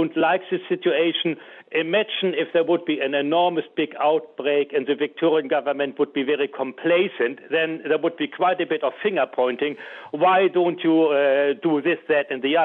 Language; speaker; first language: English; non-native, fluent; German